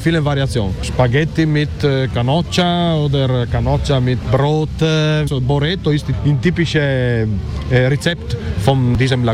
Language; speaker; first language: German; non-native, learner; Italian